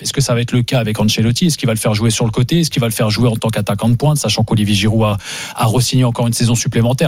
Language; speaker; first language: French; native; French